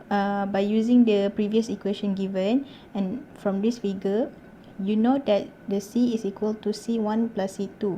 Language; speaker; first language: English; non-native, local second language; Malay